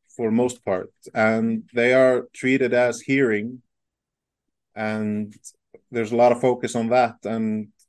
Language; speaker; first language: English; non-native, fluent; Icelandic